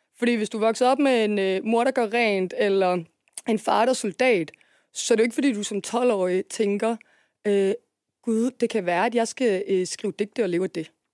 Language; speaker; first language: Danish; native; Danish